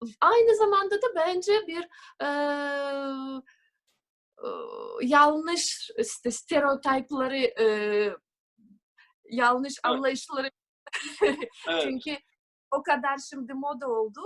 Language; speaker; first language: Turkish; non-native, fluent; Russian